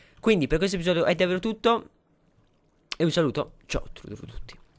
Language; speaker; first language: Italian; native; Italian